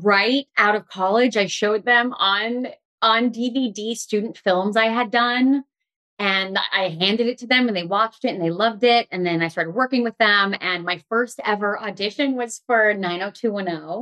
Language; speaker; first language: English; native; English